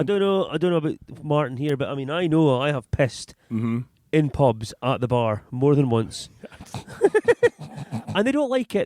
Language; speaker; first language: English; native; English